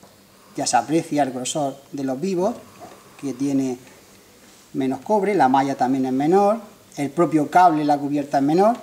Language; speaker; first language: Spanish; native; Spanish